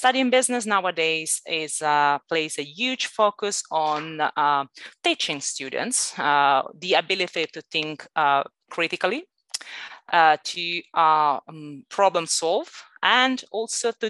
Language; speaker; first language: English; non-native, fluent; Italian